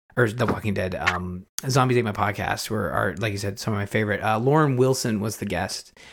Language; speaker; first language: English; native; English